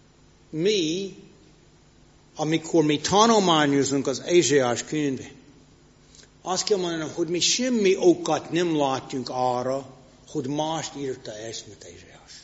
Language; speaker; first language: Hungarian; non-native, fluent; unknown